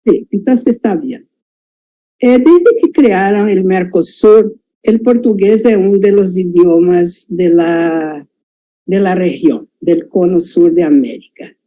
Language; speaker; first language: Spanish; non-native, fluent; Portuguese